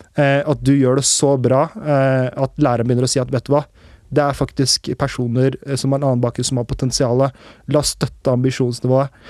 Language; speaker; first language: Norwegian; early bilingual, other home language; Urdu